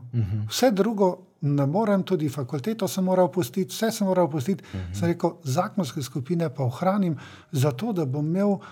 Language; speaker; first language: Slovenian; native; Slovenian